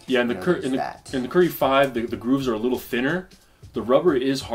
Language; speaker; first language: English; native; English